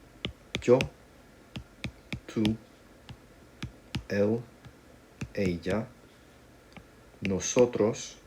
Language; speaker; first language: Spanish; non-native, fluent; English